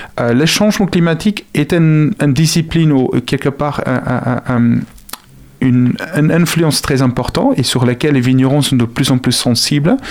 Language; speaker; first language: French; non-native, fluent; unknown